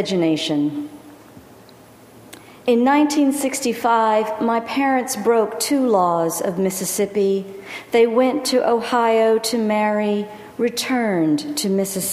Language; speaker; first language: English; native; English